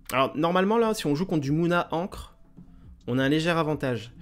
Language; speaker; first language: French; native; French